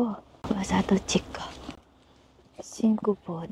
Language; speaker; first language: Korean; non-native, learner; Thai